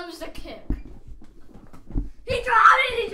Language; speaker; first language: English; native; English